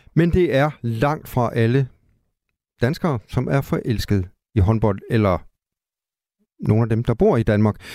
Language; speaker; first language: Danish; native; Danish